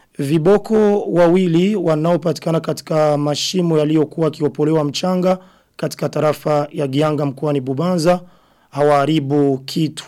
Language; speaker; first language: Swahili; non-native, local second language; Rundi